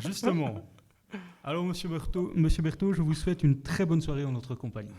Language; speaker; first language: French; native; French